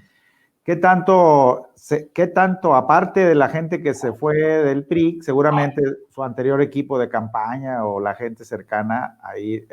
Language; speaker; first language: Spanish; native; Spanish